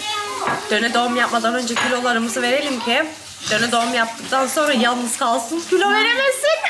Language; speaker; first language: Turkish; native; Turkish